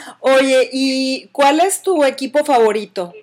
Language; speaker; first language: Spanish; native; Spanish